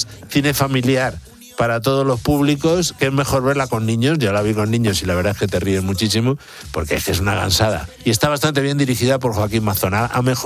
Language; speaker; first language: Spanish; native; Spanish